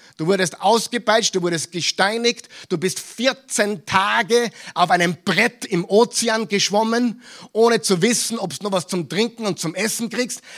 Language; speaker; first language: German; non-native, fluent; English